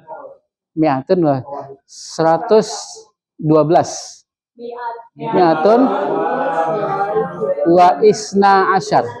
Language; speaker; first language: Arabic; non-native, fluent; Indonesian